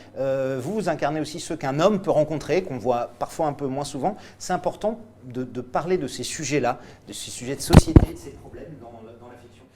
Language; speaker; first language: French; native; French